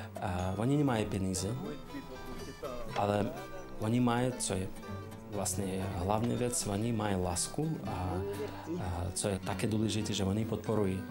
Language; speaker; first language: Czech; non-native, fluent; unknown